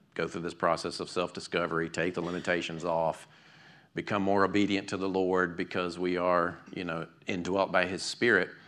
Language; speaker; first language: English; native; English